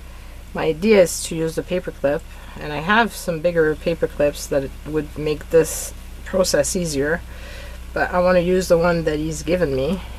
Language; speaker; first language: English; native; English